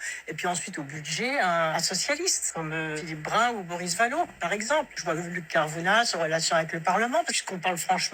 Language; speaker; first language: French; native; French